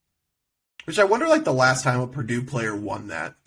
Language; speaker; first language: English; native; English